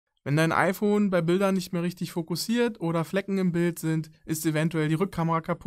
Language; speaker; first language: German; native; German